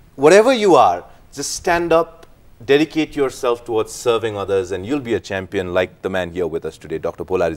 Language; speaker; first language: English; non-native, local second language; Nepali